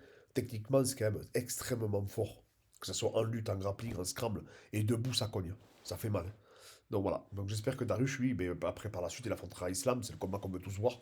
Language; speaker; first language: French; native; French